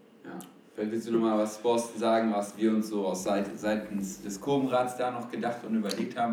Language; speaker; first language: German; native; German